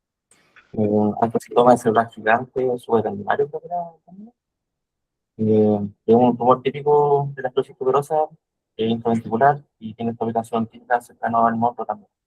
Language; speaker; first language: Spanish; native; Spanish